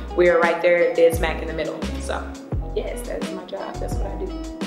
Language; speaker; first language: English; native; English